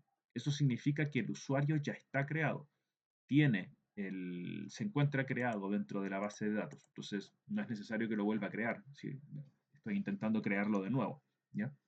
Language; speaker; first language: Spanish; native; Spanish